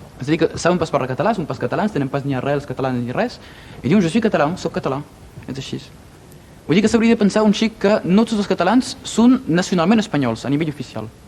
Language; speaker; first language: Catalan; native; Catalan